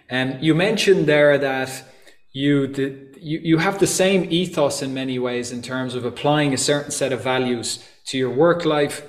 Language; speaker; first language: English; native; English